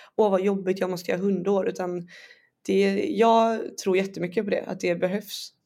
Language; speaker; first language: Swedish; native; Swedish